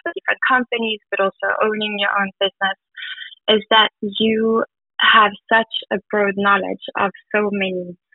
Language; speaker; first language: English; non-native, fluent; German